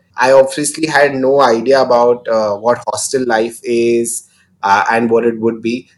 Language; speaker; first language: English; non-native, local second language; Hindi